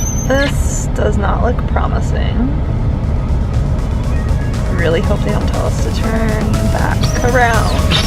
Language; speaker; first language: English; native; English